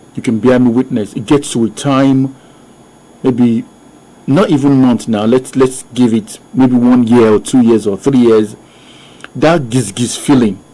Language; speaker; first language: English; non-native, local second language; Yoruba